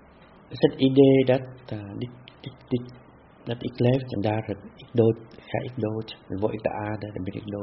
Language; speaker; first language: Dutch; non-native, fluent; Vietnamese